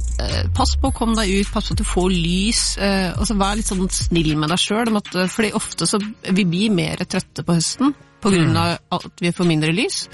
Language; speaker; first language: Norwegian; native; Norwegian